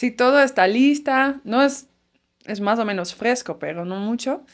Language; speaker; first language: Spanish; non-native, fluent; Dutch